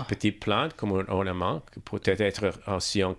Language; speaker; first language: French; non-native, learner; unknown